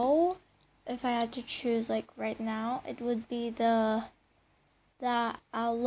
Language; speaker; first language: English; non-native, local second language; Filipino